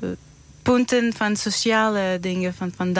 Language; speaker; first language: Dutch; non-native, learner; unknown